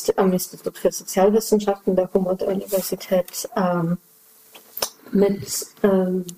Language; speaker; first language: German; non-native, fluent; Polish